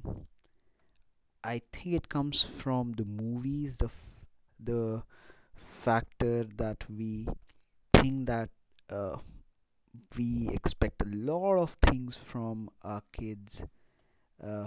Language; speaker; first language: English; non-native, local second language; Hindi